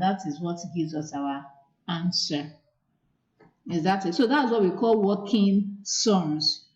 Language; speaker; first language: English; non-native, local second language; Yoruba